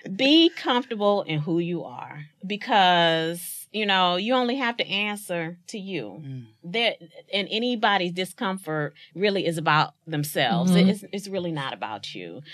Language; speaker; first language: English; native; English